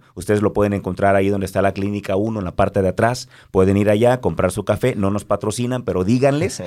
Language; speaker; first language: Spanish; native; Spanish